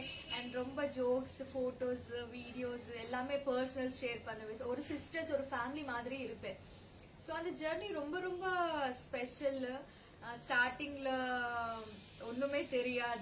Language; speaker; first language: Tamil; non-native, learner; Telugu